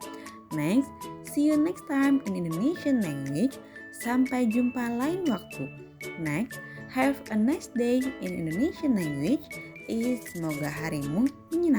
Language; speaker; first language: English; non-native, learner; Indonesian